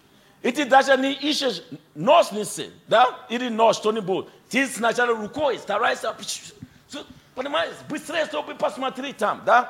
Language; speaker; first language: Russian; non-native, fluent; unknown